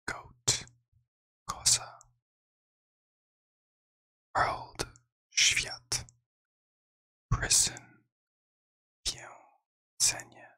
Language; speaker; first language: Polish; non-native, learner; English